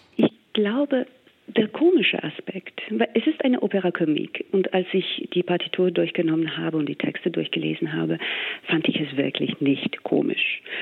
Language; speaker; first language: German; non-native, fluent; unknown